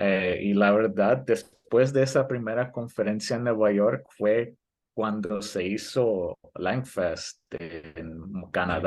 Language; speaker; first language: Spanish; early bilingual, heritage; Spanish